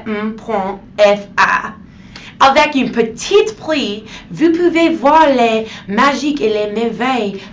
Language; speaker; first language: French; non-native, learner; English